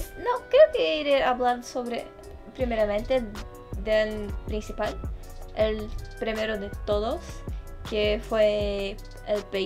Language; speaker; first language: Spanish; non-native, fluent; Portuguese